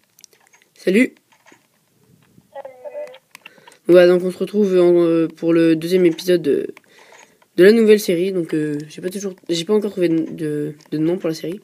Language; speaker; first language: French; native; French